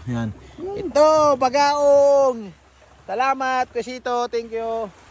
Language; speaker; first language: Filipino; native; Filipino